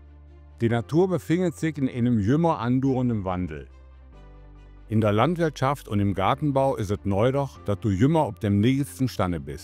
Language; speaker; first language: German; native; German